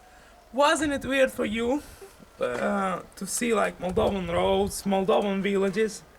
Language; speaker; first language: English; non-native, fluent; Romanian